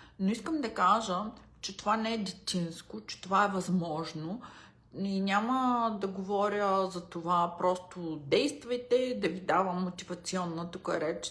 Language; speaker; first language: Bulgarian; early bilingual, heritage; Bulgarian